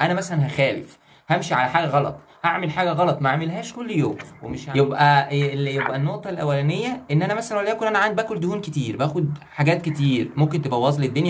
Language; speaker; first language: Arabic; native; Arabic